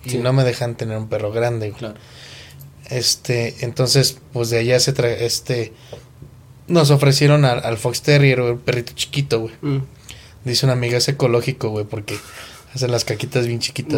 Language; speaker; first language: Spanish; native; Spanish